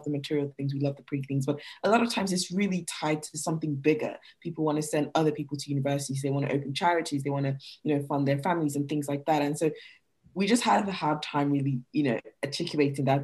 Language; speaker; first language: English; non-native, local second language; Yoruba